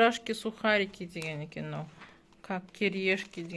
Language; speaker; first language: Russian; non-native, local second language; Kazakh